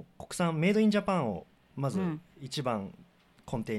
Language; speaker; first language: Japanese; native; Japanese